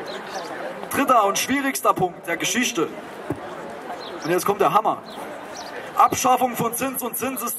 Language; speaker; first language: German; native; German